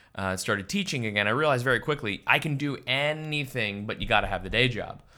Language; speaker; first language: English; native; English